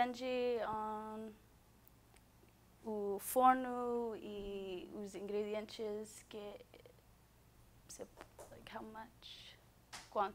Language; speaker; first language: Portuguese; non-native, learner; English